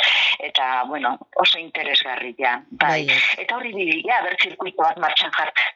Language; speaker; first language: Basque; native; Basque